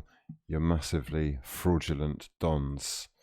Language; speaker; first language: English; native; English